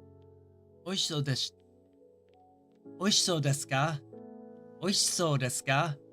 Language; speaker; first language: Japanese; non-native, learner; English